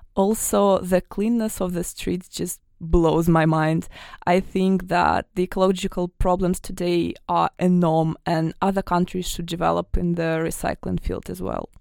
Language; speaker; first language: English; non-native, fluent; Russian